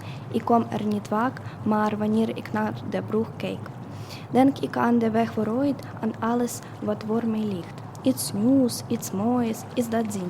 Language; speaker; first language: Dutch; non-native, learner; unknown